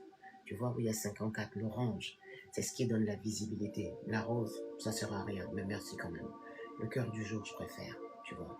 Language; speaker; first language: French; native; French